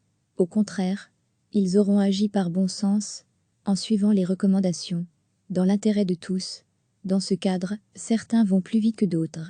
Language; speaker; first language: French; native; French